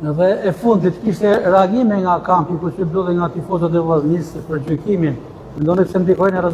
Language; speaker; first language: Albanian; native; Albanian